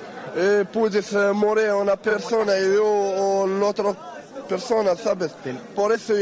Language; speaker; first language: Spanish; non-native, learner; Arabic